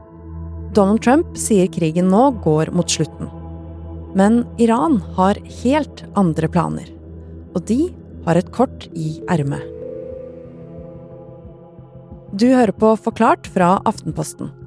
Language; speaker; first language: Norwegian; native; Norwegian